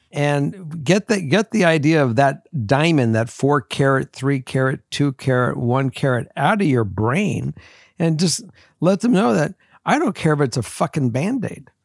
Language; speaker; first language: English; native; English